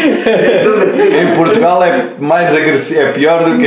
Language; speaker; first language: Portuguese; native; Portuguese